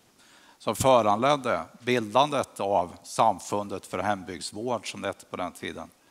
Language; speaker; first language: Swedish; native; Swedish